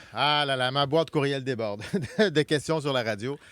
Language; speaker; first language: French; native; French